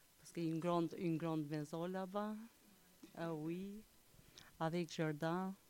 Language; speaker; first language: French; non-native, learner; Albanian